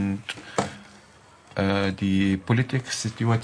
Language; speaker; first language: German; non-native, learner; Arabic